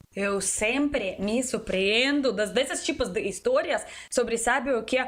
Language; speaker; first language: Portuguese; non-native, learner; Russian